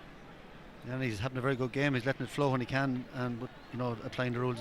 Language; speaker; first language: English; native; English